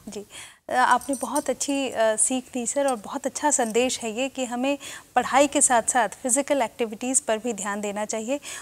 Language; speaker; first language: Hindi; native; Hindi